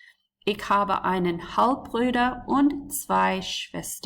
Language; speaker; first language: German; non-native, fluent; English